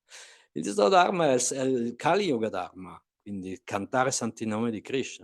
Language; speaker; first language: Italian; native; Italian